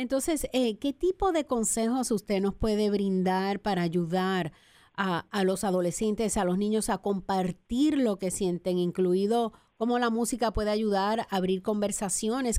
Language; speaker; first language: Spanish; native; Spanish